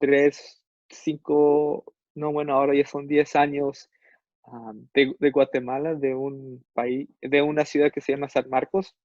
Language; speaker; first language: Spanish; non-native, fluent; English